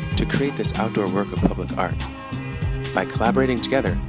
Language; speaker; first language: English; native; English